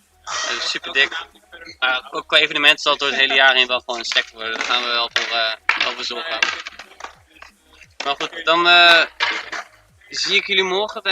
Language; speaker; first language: Dutch; native; Dutch